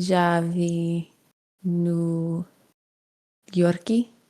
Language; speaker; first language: Russian; non-native, learner; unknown